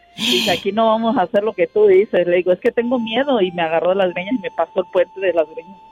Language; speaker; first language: Spanish; native; Spanish